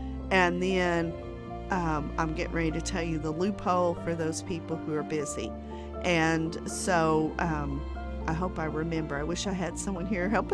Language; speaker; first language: English; native; English